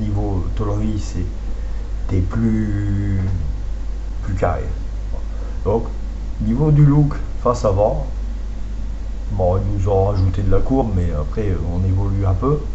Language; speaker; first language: French; native; French